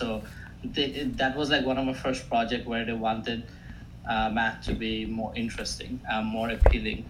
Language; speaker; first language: English; non-native, local second language; Assamese